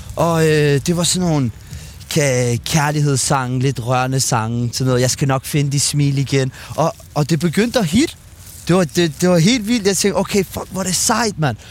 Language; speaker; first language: Danish; early bilingual, other home language; Albanian